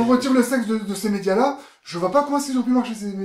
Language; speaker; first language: French; native; French